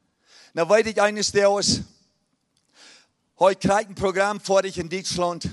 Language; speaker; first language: German; early bilingual, heritage; Plautdietsch